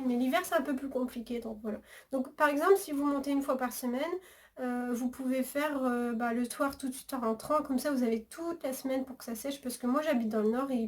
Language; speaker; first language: French; native; French